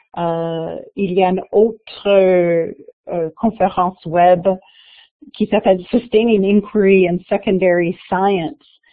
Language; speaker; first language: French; non-native, local second language; English